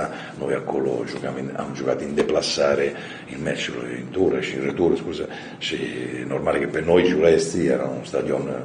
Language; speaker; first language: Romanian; non-native, fluent; Italian